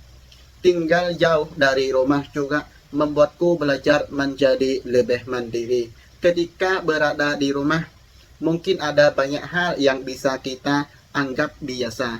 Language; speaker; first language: Indonesian; non-native, fluent; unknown